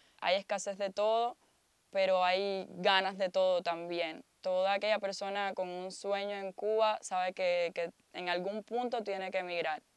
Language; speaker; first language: Spanish; native; Spanish